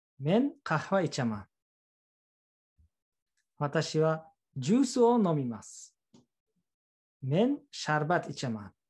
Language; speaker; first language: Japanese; non-native, fluent; Uzbek